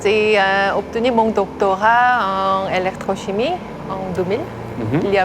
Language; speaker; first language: French; non-native, fluent; Korean